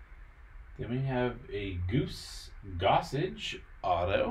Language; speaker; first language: English; native; English